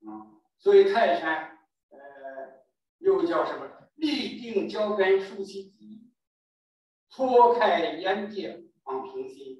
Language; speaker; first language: Chinese; native; Chinese